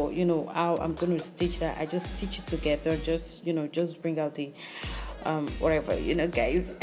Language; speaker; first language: English; non-native, local second language; Yoruba